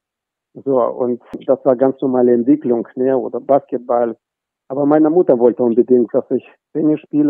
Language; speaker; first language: German; non-native, fluent; Russian